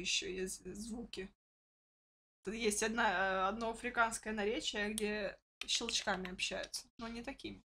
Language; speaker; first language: Russian; native; Russian